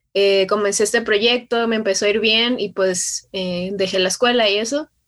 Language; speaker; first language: Spanish; native; Spanish